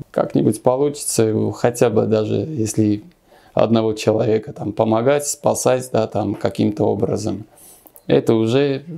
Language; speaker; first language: Russian; non-native, local second language; Armenian